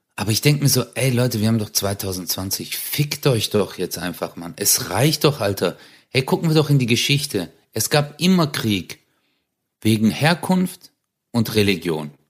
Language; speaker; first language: German; early bilingual, other home language; Turkish